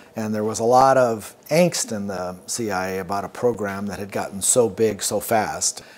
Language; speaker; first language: English; native; English